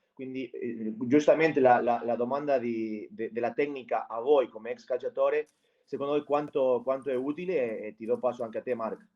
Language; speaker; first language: Italian; non-native, fluent; Spanish